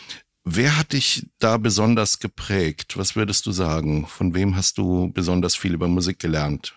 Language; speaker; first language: German; native; German